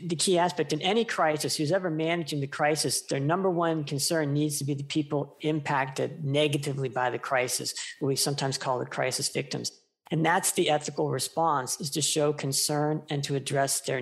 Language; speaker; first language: English; native; English